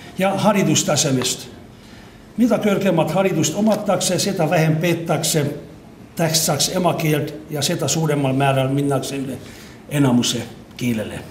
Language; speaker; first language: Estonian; non-native, fluent; Hungarian